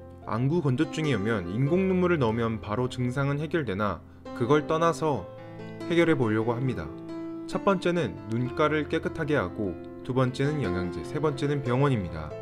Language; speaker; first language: Korean; native; Korean